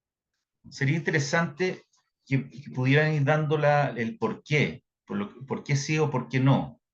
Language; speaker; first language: Spanish; native; Spanish